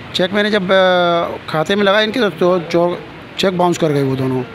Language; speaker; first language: Hindi; native; Hindi